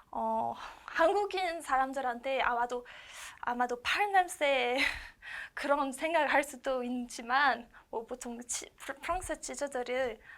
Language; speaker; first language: Korean; non-native, learner; French